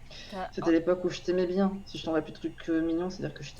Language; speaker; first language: French; native; French